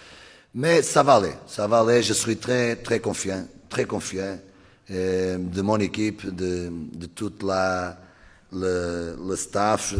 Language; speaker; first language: French; non-native, learner; Portuguese